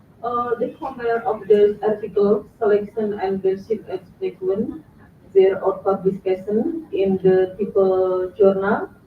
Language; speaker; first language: English; non-native, fluent; Indonesian